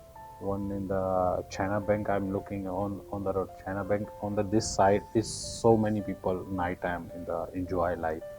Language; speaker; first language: English; non-native, learner; Urdu